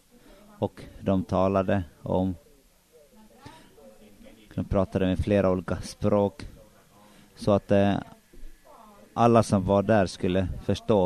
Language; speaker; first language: Swedish; non-native, local second language; Finnish